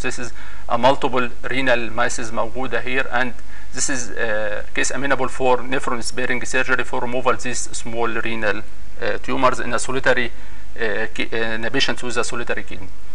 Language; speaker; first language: English; non-native, fluent; Arabic